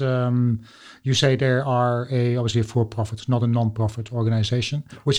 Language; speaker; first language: English; non-native, fluent; Dutch